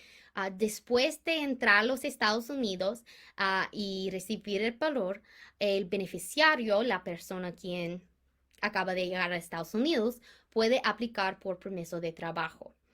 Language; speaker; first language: Spanish; non-native, fluent; English